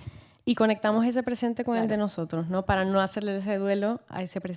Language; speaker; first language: Spanish; native; Spanish